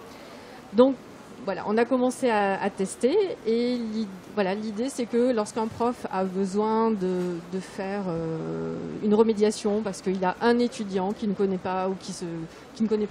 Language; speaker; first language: French; native; French